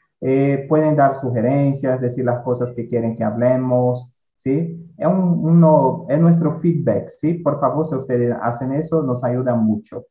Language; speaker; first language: Spanish; non-native, fluent; Portuguese